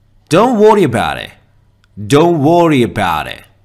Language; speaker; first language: English; non-native, fluent; Persian